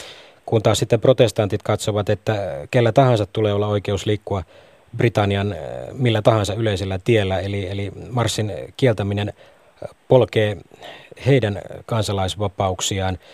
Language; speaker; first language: Finnish; native; Finnish